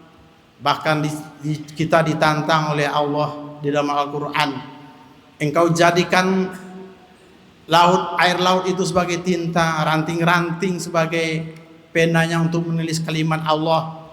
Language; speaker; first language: Indonesian; native; Indonesian